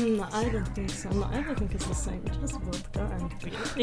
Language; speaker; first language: English; non-native, learner; Polish